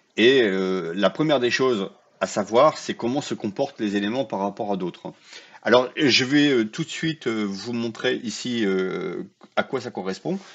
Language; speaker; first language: French; native; French